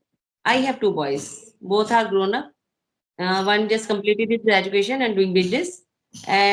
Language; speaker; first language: English; non-native, fluent; Hindi